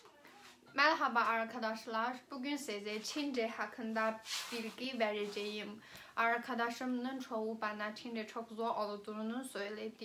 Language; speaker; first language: Turkish; non-native, learner; Chinese